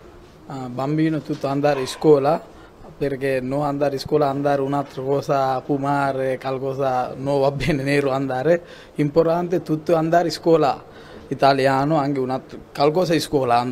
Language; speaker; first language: Italian; non-native, learner; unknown